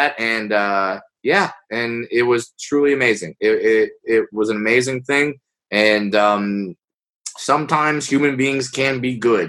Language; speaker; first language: English; native; English